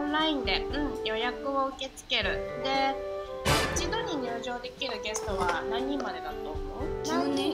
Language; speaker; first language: Japanese; native; Japanese